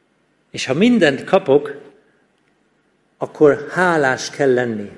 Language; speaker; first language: Hungarian; non-native, fluent; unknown